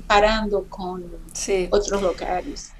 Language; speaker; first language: Spanish; non-native, fluent; Portuguese